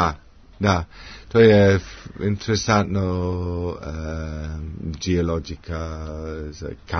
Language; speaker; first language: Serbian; non-native, learner; English